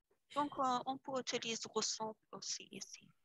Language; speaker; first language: French; non-native, learner; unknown